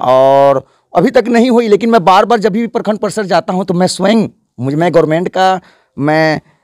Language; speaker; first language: Hindi; native; Hindi